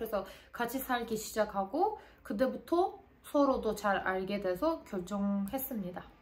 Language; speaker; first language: Korean; non-native, fluent; Turkish